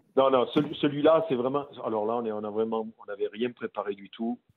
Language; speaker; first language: French; native; French